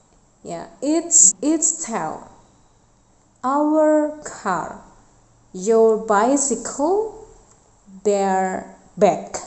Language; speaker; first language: English; non-native, fluent; Indonesian